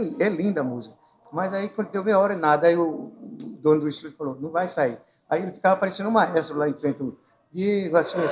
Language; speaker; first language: Portuguese; native; Portuguese